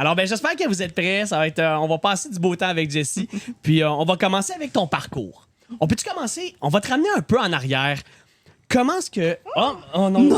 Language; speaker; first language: French; native; French